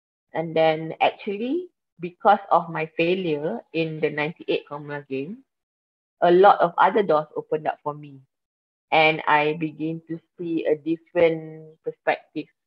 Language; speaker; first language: English; non-native, local second language; Malay